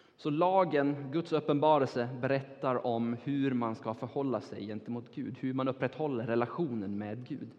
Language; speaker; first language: Swedish; non-native, fluent; Turkish